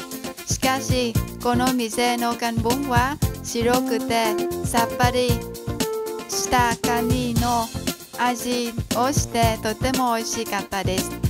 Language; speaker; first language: Japanese; non-native, fluent; Vietnamese